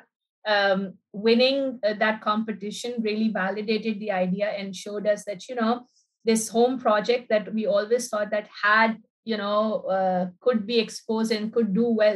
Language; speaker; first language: English; non-native, local second language; Urdu